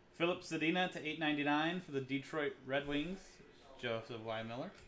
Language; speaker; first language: English; native; English